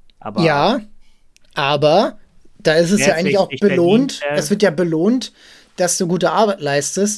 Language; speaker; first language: German; native; German